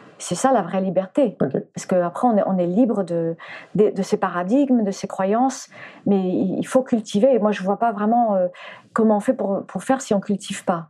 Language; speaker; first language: French; early bilingual, other home language; English